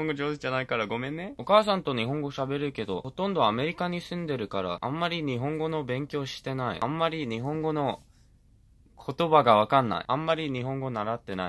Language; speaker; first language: Japanese; early bilingual, heritage; English